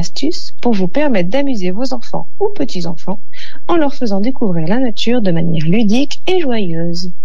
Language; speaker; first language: French; native; French